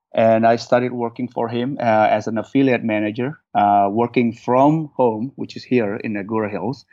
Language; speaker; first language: English; non-native, fluent; Indonesian